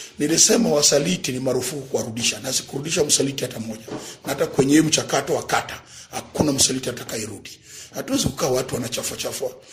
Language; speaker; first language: Swahili; native; Swahili